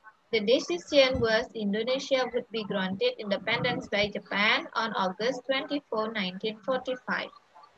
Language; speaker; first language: English; non-native, fluent; Balinese